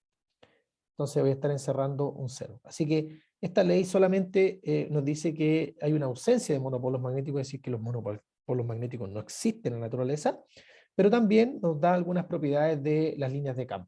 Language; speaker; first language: Spanish; native; Spanish